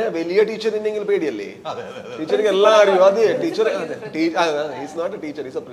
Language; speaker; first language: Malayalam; non-native, learner; Kannada